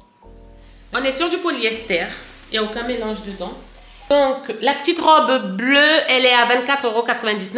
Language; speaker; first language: French; native; French